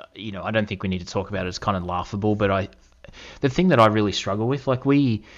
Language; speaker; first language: English; native; English